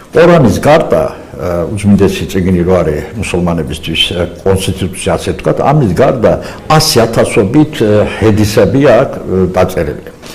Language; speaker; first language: Georgian; non-native, local second language; Azerbaijani